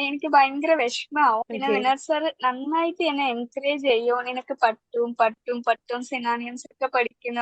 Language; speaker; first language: Malayalam; early bilingual, heritage; Malayalam